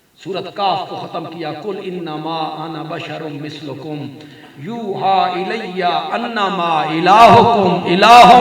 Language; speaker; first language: Urdu; non-native, local second language; Punjabi